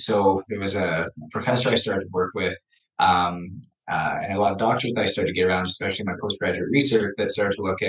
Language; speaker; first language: English; native; English